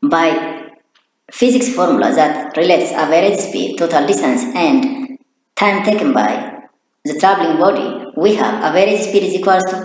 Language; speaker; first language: English; non-native, local second language; Amharic